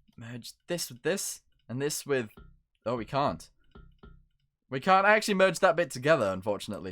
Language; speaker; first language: English; native; English